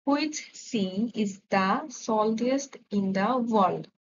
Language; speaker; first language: English; non-native, local second language; Assamese